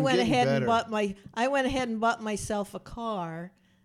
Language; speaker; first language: English; native; English